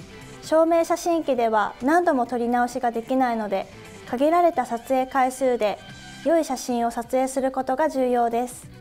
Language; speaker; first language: Japanese; native; Japanese